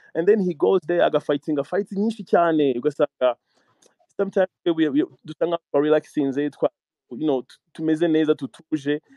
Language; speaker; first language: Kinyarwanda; early bilingual, heritage; Kinyarwanda